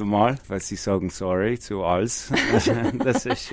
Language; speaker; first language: German; non-native, learner; English